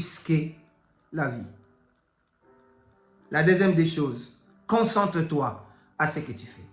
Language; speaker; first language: French; non-native, local second language; Lingala